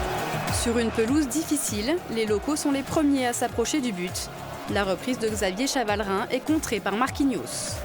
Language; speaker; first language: French; native; French